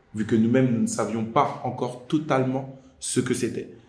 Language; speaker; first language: French; native; French